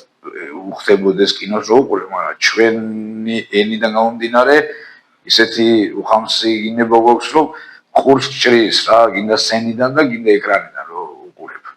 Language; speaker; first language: Georgian; native; Georgian